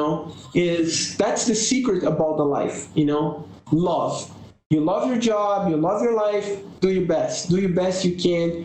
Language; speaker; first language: English; non-native, learner; Portuguese